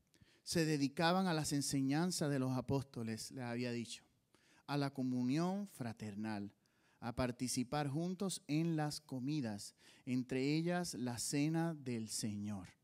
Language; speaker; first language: Spanish; native; Spanish